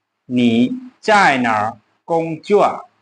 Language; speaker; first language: Chinese; non-native, learner; Lao